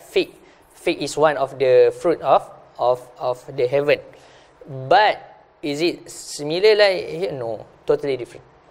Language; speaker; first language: English; non-native, local second language; Malay